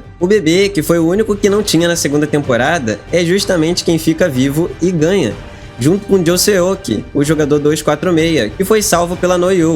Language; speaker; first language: Portuguese; native; Portuguese